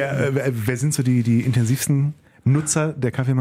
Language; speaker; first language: German; native; German